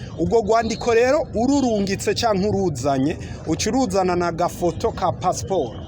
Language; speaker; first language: Rundi; early bilingual, heritage; Rundi